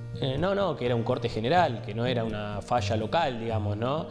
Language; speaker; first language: Spanish; native; Spanish